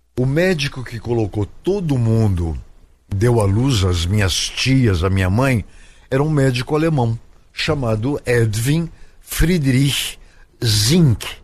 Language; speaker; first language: Portuguese; native; Portuguese